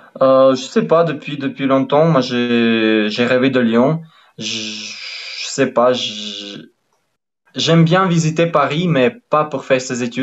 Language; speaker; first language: French; non-native, fluent; Ukrainian